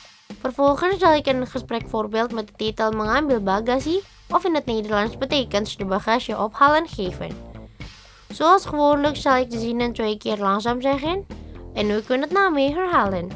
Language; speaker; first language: Dutch; non-native, fluent; Indonesian